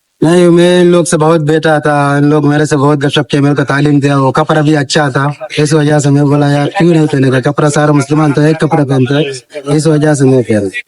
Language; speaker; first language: Hindi; non-native, learner; Arabic